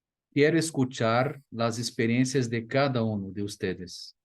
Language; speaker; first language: Spanish; non-native, fluent; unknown